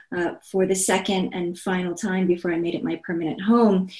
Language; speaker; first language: English; non-native, fluent; Korean